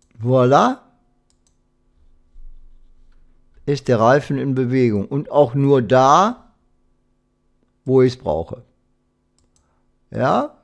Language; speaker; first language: German; native; German